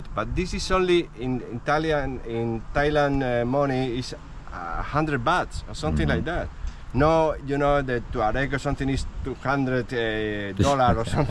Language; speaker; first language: English; non-native, learner; Spanish